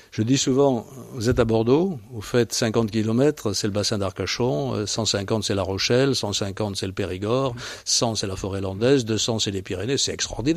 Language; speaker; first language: French; native; French